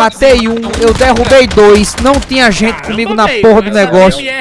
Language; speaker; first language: Portuguese; native; Portuguese